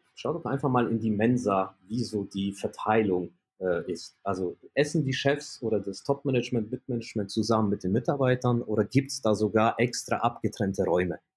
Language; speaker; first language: German; early bilingual, other home language; Polish